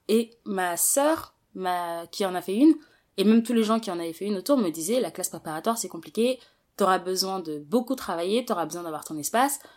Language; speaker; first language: French; early bilingual, other home language; Wolof